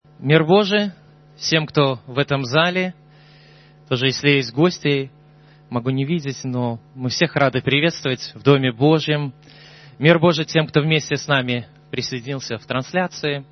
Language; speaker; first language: Russian; native; Russian